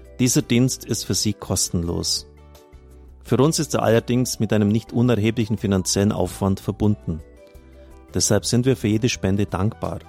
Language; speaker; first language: German; native; German